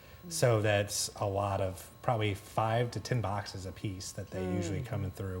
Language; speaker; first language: English; native; English